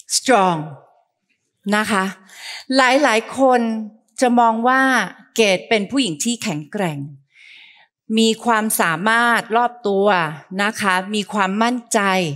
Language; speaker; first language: Thai; early bilingual, heritage; Thai